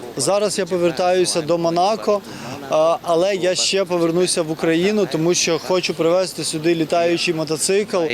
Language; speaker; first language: Ukrainian; non-native, fluent; Japanese